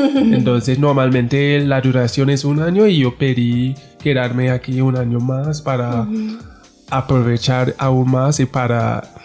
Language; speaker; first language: Spanish; non-native, fluent; English